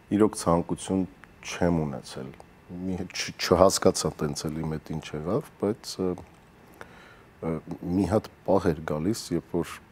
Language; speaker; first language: Armenian; early bilingual, heritage; Armenian